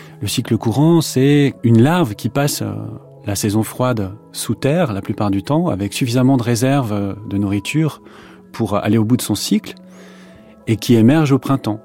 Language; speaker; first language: French; native; French